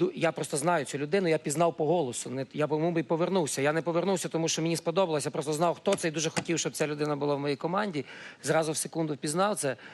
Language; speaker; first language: Ukrainian; native; Ukrainian